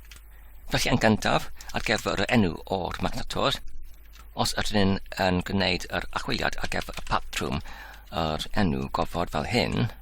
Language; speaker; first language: Welsh; non-native, learner; Polish